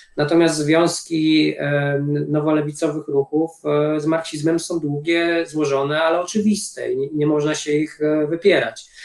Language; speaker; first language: Polish; native; Polish